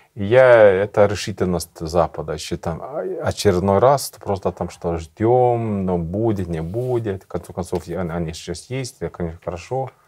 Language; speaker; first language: Russian; non-native, learner; Swedish